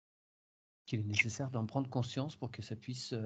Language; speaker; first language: French; native; French